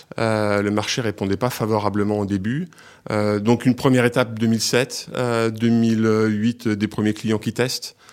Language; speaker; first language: French; native; French